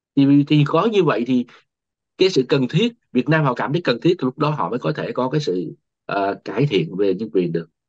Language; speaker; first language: Vietnamese; native; Vietnamese